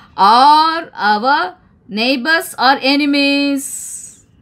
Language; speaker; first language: English; non-native, local second language; Tamil